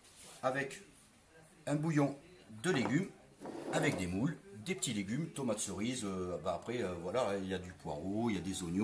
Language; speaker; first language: French; native; French